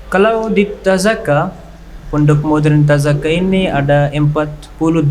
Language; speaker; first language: Indonesian; non-native, learner; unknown